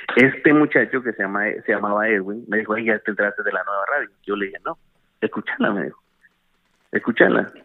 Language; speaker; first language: Spanish; native; Spanish